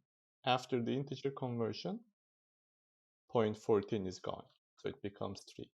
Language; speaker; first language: English; non-native, fluent; Turkish